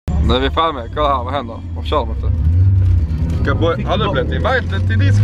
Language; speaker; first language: Swedish; native; Swedish